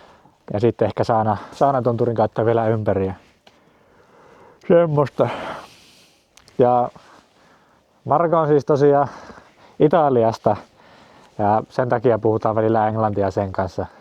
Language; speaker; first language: Finnish; native; Finnish